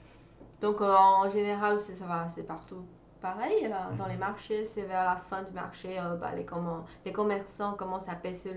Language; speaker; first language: French; non-native, fluent; Chinese